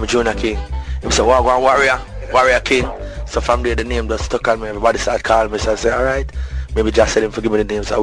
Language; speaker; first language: English; non-native, local second language; Jamaican Creole English